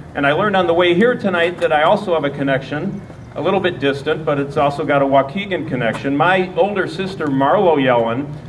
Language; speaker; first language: English; native; English